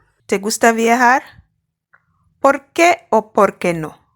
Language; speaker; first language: Spanish; non-native, fluent; English